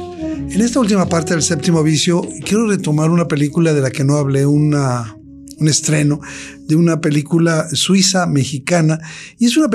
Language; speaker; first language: Spanish; native; Spanish